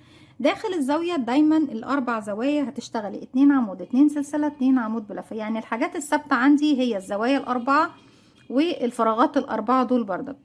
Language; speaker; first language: Arabic; native; Arabic